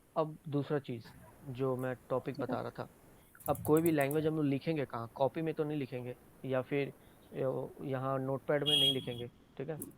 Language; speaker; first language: Hindi; native; Hindi